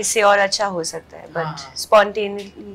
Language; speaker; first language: Hindi; native; Hindi